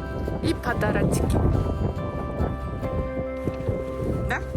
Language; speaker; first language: Russian; non-native, learner; Japanese